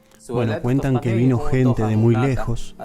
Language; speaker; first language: Spanish; native; Spanish